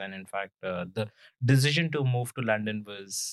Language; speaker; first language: English; non-native, local second language; Punjabi